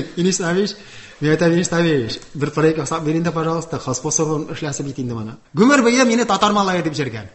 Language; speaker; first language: Tatar; non-native, local second language; Udmurt